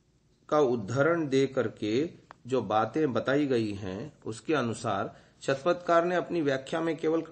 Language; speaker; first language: Hindi; native; Hindi